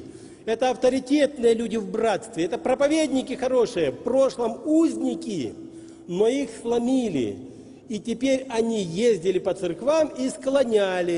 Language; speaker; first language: Russian; native; Russian